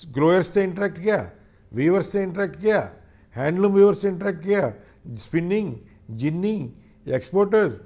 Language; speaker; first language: Hindi; non-native, local second language; Telugu